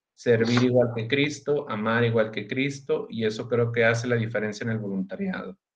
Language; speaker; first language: Spanish; native; Spanish